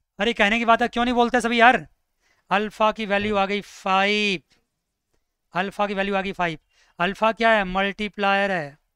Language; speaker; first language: Hindi; native; Hindi